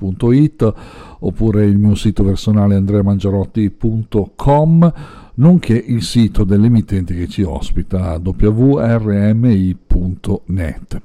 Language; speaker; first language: Italian; native; Italian